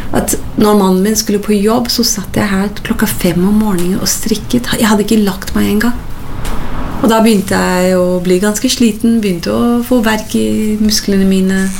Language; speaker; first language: Norwegian; non-native, fluent; English